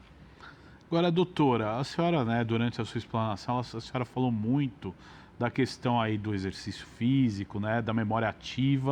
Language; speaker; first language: Portuguese; native; Portuguese